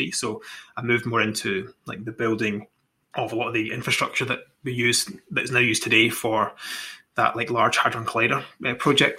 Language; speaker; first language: English; native; English